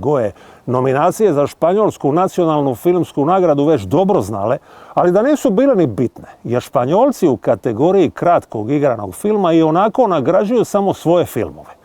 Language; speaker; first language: Bosnian; native; Bosnian